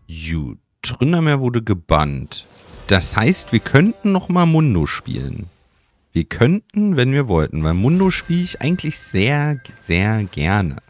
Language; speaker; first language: German; native; German